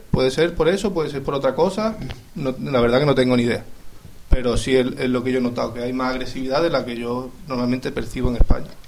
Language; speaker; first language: Spanish; native; Spanish